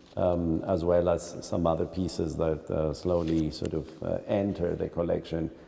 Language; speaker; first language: English; non-native, fluent; Greek